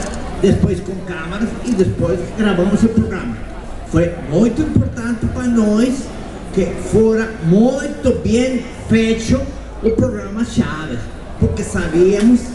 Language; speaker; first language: Portuguese; non-native, learner; Spanish